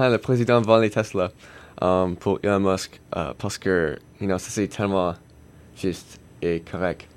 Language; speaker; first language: French; non-native, learner; English